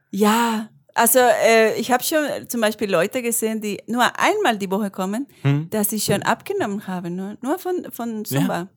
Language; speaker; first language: German; non-native, learner; Spanish